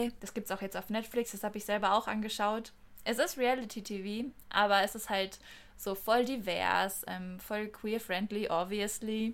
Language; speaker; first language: German; native; German